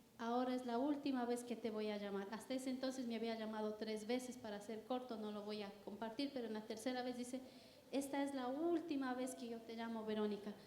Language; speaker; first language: Spanish; native; Spanish